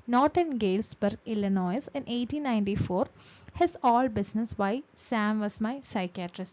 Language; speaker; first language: English; non-native, local second language; Malayalam